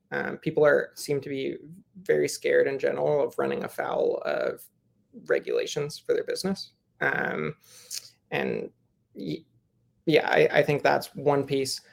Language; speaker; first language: English; native; English